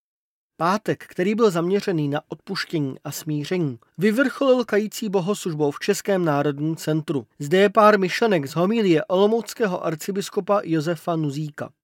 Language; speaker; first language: Czech; native; Czech